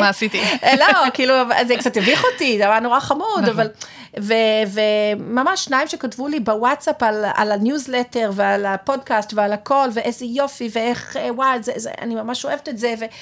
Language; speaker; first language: Hebrew; native; Hebrew